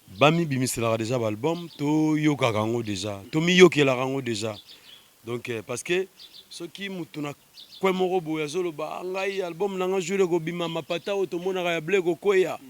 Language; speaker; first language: Lingala; native; Lingala